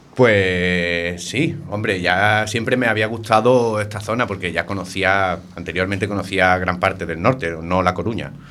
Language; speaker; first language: Spanish; native; Spanish